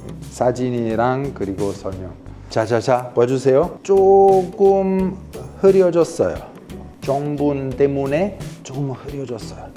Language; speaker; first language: Korean; non-native, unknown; Italian